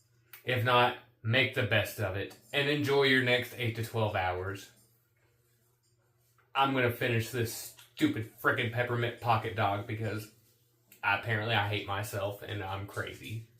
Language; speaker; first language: English; native; English